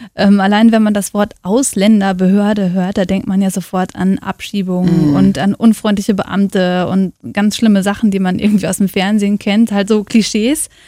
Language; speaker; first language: German; native; German